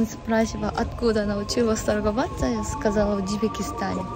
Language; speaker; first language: Russian; non-native, learner; Korean